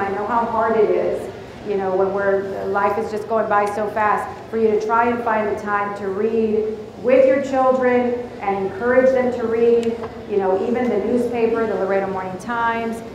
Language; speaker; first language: English; early bilingual, other home language; Spanish